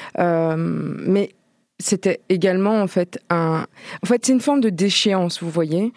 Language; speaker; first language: French; native; French